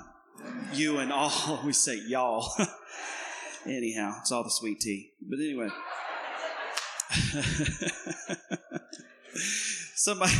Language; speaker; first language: English; native; English